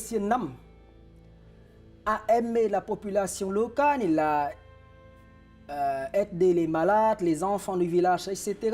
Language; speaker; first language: French; non-native, fluent; Vietnamese